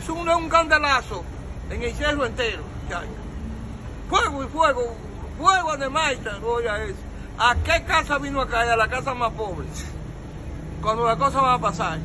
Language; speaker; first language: Spanish; native; Spanish